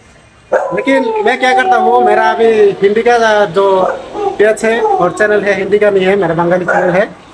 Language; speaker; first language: Hindi; non-native, learner; Bangla